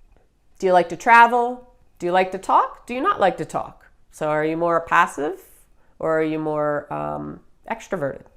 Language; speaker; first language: English; native; English